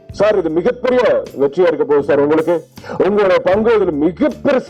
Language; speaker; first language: Tamil; native; Tamil